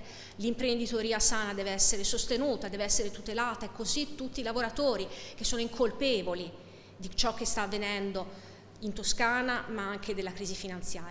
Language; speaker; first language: Italian; native; Italian